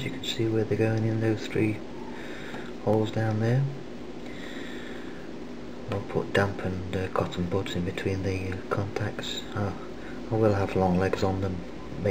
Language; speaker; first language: English; native; English